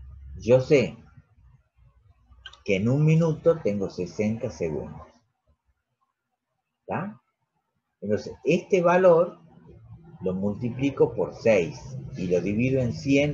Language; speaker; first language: Spanish; native; Spanish